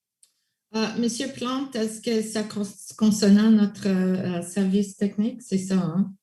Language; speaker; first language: French; non-native, local second language; English